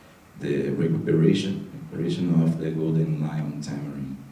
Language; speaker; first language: English; non-native, learner; Portuguese